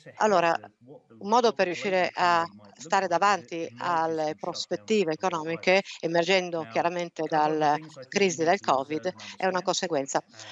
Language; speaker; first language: Italian; non-native, fluent; German